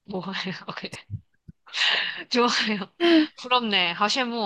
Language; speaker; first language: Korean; non-native, fluent; Chinese